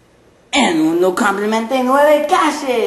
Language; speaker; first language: Spanish; non-native, learner; English